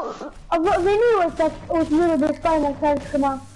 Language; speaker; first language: German; non-native, local second language; Luxembourgish